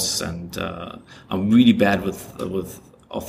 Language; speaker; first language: English; non-native, fluent; German